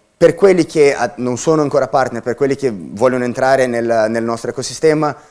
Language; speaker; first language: Italian; non-native, fluent; Portuguese